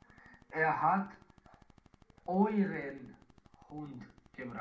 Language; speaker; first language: German; non-native, learner; Romanian